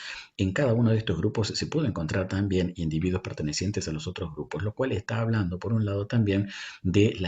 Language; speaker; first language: Spanish; native; Spanish